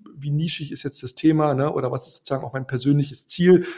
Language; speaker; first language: German; native; German